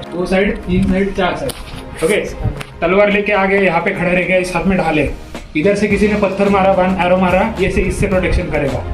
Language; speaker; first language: Hindi; non-native, local second language; Marathi